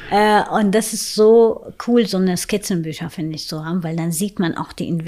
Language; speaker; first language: German; non-native, fluent; Arabic